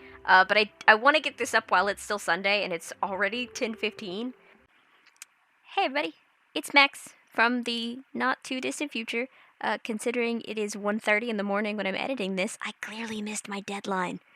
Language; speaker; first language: English; native; English